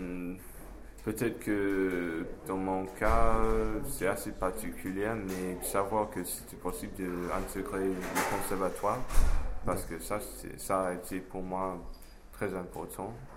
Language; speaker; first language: French; non-native, fluent; English